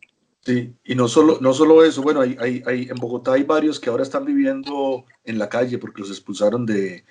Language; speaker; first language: Spanish; native; Spanish